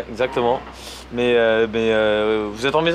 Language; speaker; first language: French; native; French